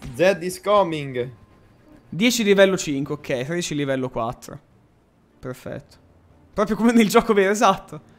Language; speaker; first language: Italian; native; Italian